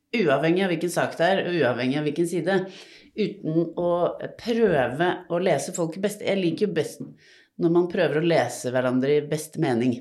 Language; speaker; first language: Norwegian; native; Norwegian